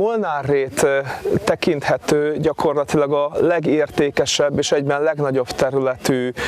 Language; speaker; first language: Hungarian; native; Hungarian